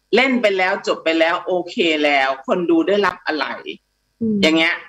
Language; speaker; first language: Thai; native; Thai